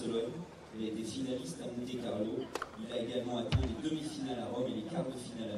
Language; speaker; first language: French; native; French